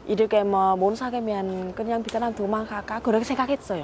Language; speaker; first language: Korean; non-native, learner; Vietnamese